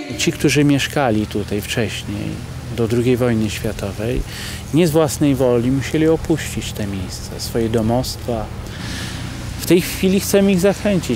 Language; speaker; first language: Polish; native; Polish